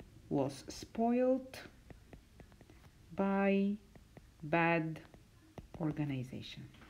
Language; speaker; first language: English; non-native, fluent; Bulgarian